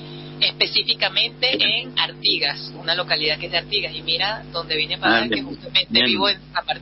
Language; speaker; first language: Spanish; native; Spanish